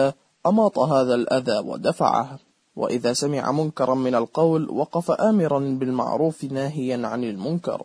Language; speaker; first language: Arabic; native; Arabic